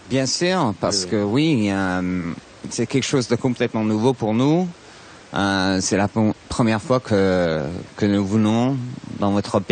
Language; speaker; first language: French; non-native, fluent; English